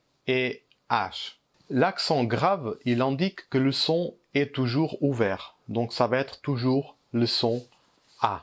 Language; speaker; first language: French; early bilingual, heritage; Portuguese